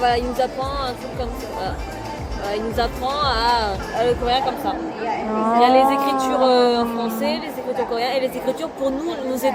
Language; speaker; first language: French; non-native, learner; Korean